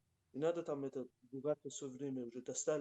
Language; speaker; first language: Russian; non-native, local second language; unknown